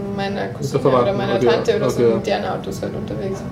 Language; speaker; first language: German; native; German